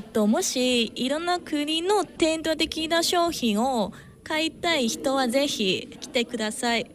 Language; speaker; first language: Japanese; non-native, fluent; Cantonese